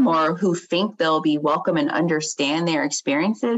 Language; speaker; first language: English; native; English